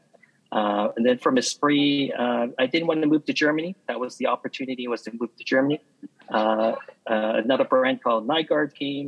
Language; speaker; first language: English; native; English